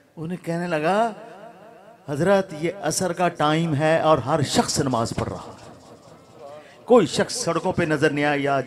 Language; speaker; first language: Urdu; non-native, local second language; Punjabi